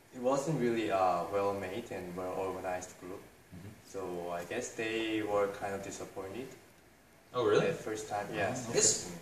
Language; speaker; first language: English; non-native, fluent; Korean